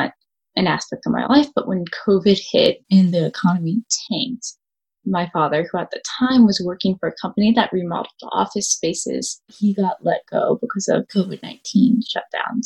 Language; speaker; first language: English; native; English